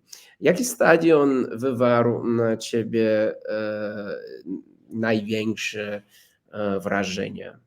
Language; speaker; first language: Polish; non-native, fluent; English